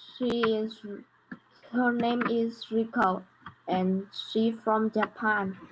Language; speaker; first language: English; non-native, learner; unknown